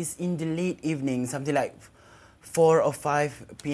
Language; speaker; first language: English; non-native, local second language; Malay